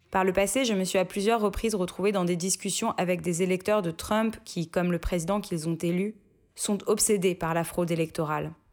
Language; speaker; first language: French; native; French